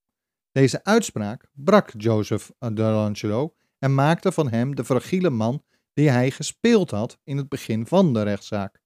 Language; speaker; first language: Dutch; native; Dutch